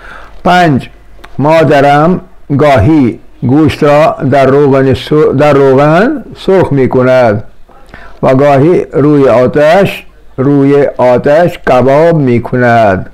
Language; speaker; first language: Persian; non-native, fluent; Urdu